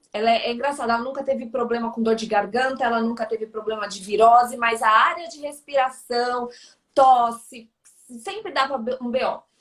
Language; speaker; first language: Portuguese; native; Portuguese